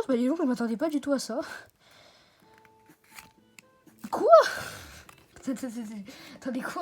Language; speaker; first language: French; native; French